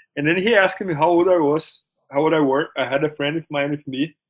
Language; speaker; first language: English; non-native, fluent; Portuguese